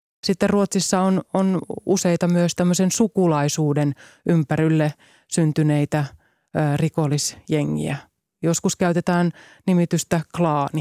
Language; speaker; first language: Finnish; native; Finnish